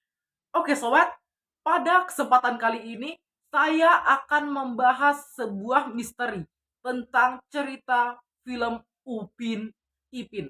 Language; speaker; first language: Indonesian; native; Indonesian